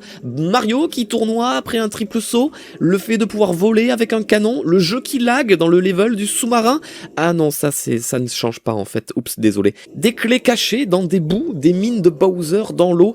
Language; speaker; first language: French; native; French